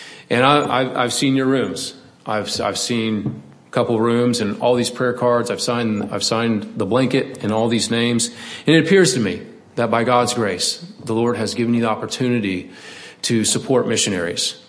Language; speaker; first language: English; native; English